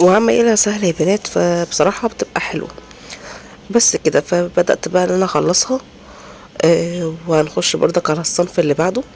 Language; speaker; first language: Arabic; native; Arabic